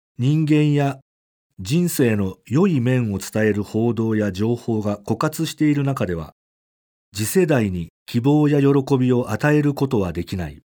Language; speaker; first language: Japanese; native; Japanese